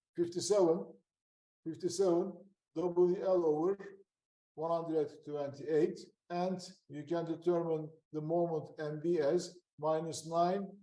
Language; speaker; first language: English; non-native, fluent; Turkish